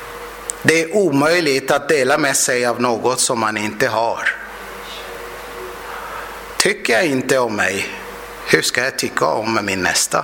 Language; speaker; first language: Swedish; non-native, fluent; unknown